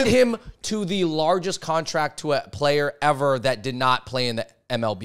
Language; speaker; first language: English; native; English